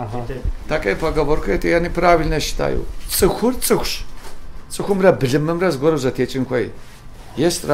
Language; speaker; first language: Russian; non-native, learner; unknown